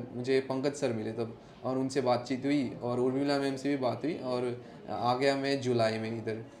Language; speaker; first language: Hindi; non-native, local second language; Assamese